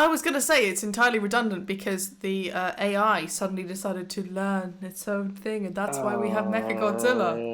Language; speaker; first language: English; native; English